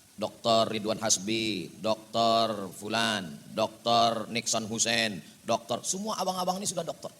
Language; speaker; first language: Indonesian; native; Indonesian